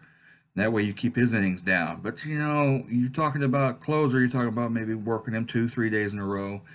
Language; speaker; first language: English; native; English